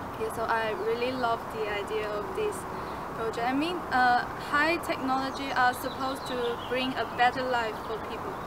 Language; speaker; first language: English; non-native, fluent; Chinese